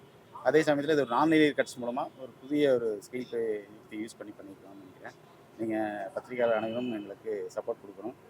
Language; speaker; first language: Tamil; native; Tamil